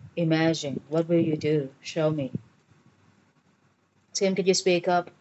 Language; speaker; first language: English; non-native, fluent; Vietnamese